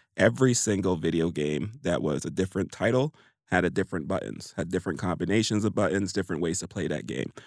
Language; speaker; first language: English; native; English